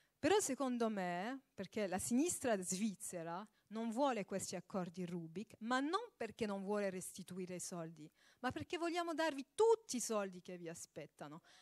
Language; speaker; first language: Italian; early bilingual, heritage; Italian